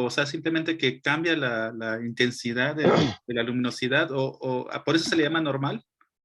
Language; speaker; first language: Spanish; native; Spanish